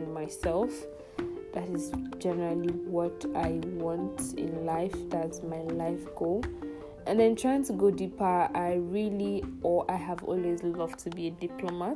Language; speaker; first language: English; non-native, local second language; Igbo